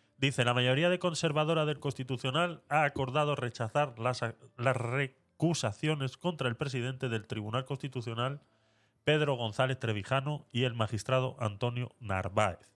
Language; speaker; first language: Spanish; native; Spanish